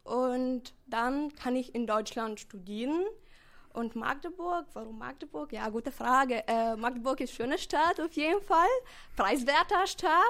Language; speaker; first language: German; non-native, fluent; Bulgarian